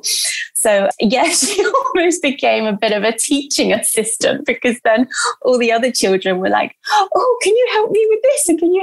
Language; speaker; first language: English; early bilingual, other home language; Portuguese